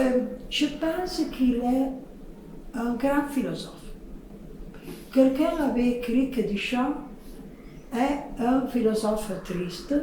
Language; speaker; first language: French; non-native, fluent; Italian